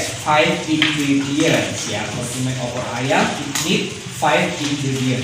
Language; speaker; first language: English; non-native, learner; Indonesian